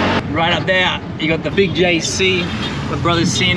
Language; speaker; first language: English; native; English